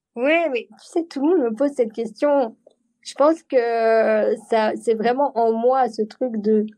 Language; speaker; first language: French; native; French